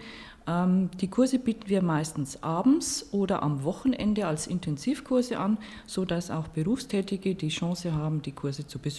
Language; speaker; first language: German; native; German